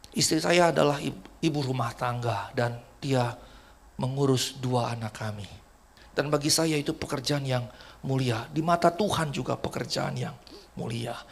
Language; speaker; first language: Indonesian; native; Indonesian